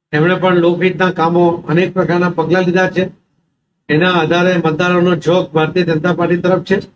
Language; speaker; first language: Gujarati; non-native, local second language; Marathi